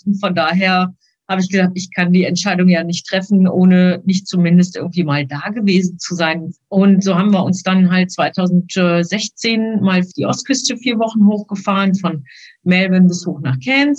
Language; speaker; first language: German; native; German